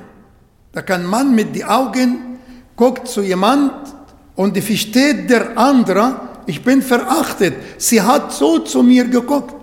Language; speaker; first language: German; non-native, fluent; Arabic